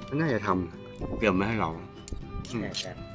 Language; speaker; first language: Thai; native; Thai